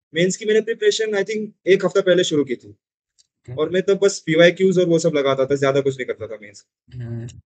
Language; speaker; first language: Hindi; non-native, local second language; Marathi